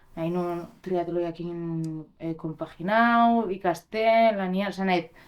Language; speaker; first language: Basque; native; Basque